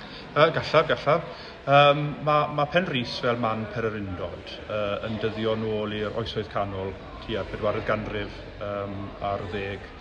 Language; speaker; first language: Welsh; native; Welsh